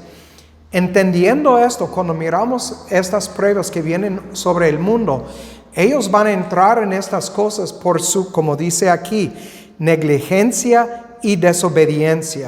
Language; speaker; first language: Spanish; non-native, fluent; English